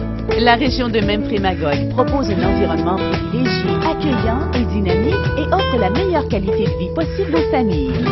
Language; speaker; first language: French; native; French